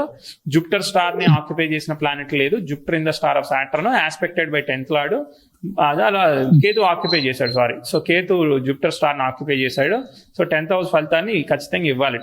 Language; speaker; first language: Telugu; native; Telugu